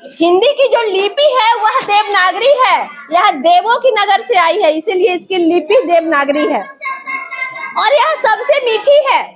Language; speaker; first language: Hindi; native; Hindi